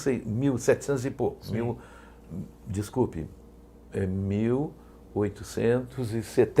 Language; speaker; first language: Portuguese; native; Portuguese